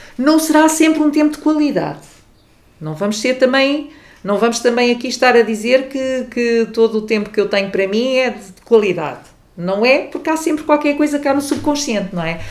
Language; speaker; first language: Portuguese; non-native, local second language; Kabuverdianu